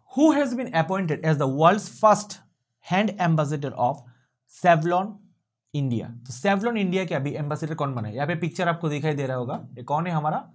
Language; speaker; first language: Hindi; non-native, local second language; Bangla